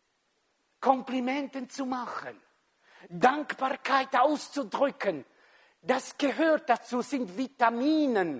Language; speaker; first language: German; non-native, fluent; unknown